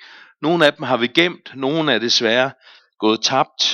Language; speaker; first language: Danish; native; Danish